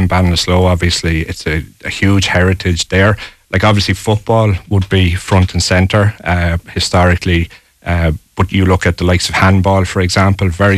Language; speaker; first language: English; native; English